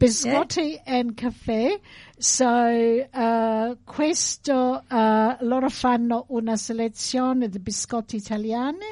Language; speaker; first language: Italian; early bilingual, heritage; English